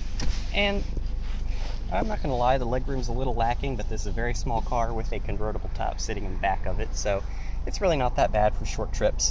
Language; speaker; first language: English; native; English